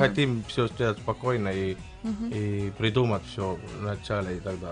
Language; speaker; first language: Russian; non-native, learner; Estonian